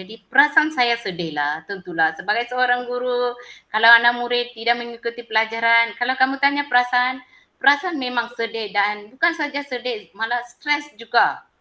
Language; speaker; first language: Malay; non-native, local second language; Tamil